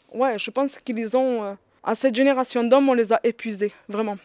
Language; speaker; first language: French; early bilingual, other home language; Riffian